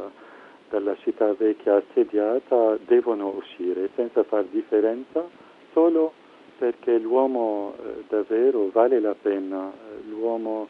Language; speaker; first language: Italian; non-native, fluent; Arabic